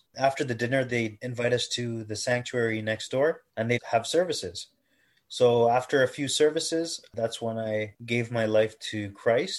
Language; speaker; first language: English; native; English